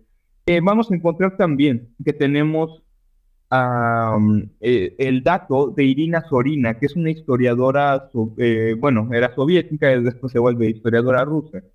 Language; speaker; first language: Spanish; native; Spanish